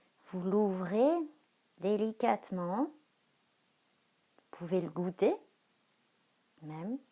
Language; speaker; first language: French; native; French